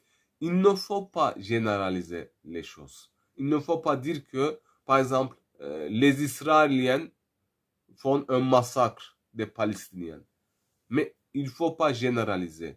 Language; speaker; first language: French; non-native, fluent; Turkish